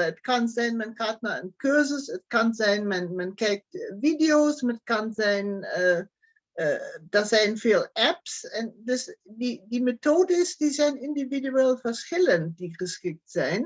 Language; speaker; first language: Dutch; non-native, fluent; German